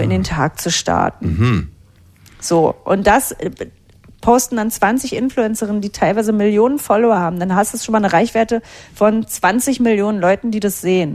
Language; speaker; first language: German; native; German